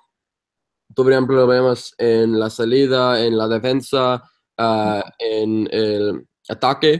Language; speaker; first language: Spanish; non-native, fluent; English